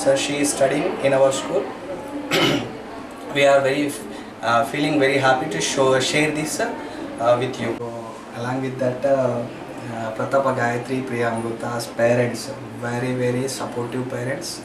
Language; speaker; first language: English; non-native, local second language; Telugu